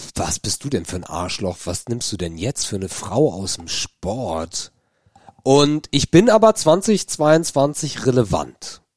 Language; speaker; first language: German; native; German